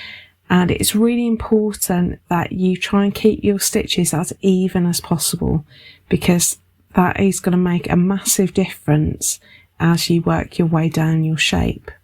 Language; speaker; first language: English; native; English